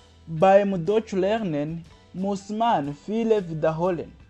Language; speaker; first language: German; non-native, learner; Kinyarwanda